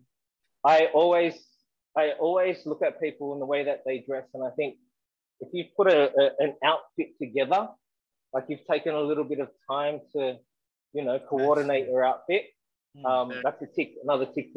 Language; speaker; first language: English; native; English